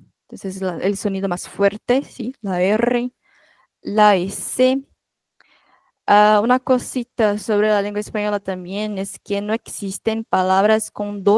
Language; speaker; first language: Spanish; non-native, fluent; Portuguese